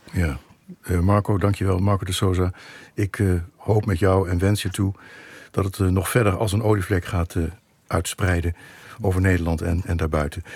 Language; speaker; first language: Dutch; native; Dutch